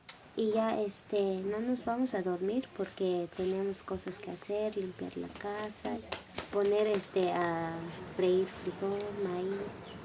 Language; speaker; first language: Spanish; non-native, local second language; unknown